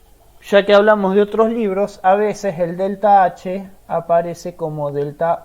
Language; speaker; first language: Spanish; native; Spanish